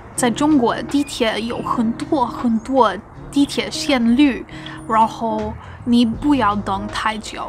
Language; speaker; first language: Chinese; non-native, learner; English